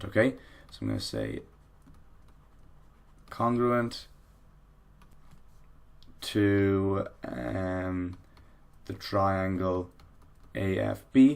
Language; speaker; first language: English; native; English